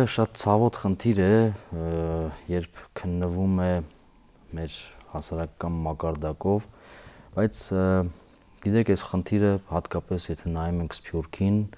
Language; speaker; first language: Armenian; native; Armenian